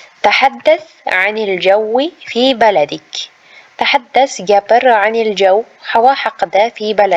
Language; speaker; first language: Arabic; non-native, fluent; Uzbek